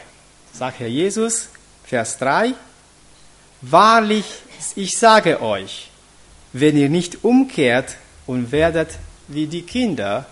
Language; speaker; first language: German; non-native, fluent; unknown